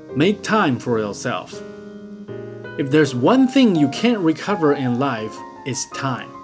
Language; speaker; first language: English; non-native, fluent; Chinese